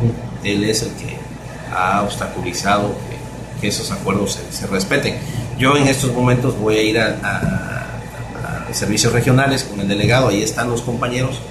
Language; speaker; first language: Spanish; native; Spanish